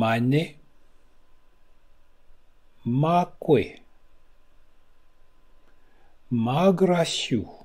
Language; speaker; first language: French; non-native, learner; Italian